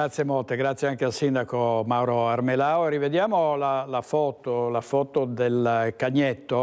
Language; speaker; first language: Italian; native; Italian